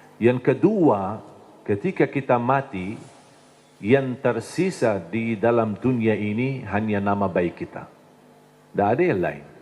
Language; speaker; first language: Indonesian; non-native, fluent; Arabic